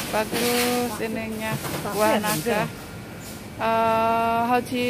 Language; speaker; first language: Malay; non-native, local second language; Javanese